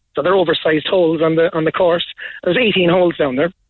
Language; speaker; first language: English; native; English